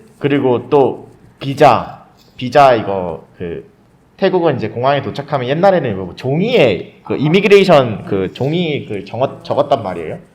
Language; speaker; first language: Korean; early bilingual, heritage; Korean